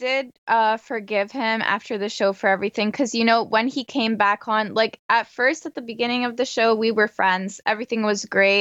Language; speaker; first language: English; native; English